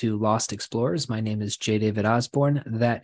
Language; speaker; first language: English; native; English